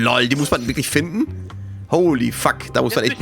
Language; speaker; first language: German; native; German